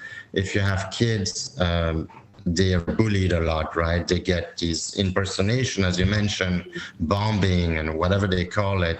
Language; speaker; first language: English; non-native, fluent; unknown